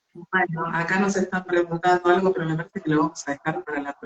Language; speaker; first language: Spanish; native; Spanish